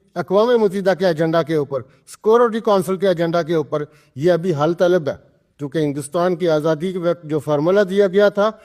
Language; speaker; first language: Urdu; non-native, local second language; Pahari-Potwari